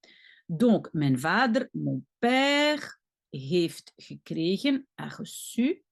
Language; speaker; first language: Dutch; non-native, local second language; French